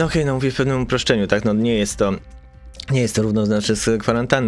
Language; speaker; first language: Polish; native; Polish